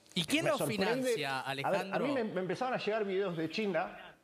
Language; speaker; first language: Spanish; native; Spanish